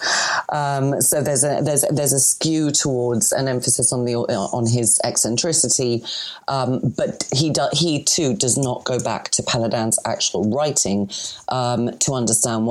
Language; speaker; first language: English; non-native, fluent; Greek